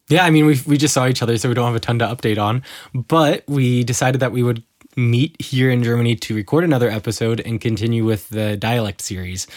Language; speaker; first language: English; native; English